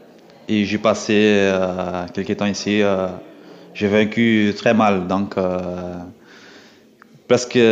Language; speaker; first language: French; non-native, learner; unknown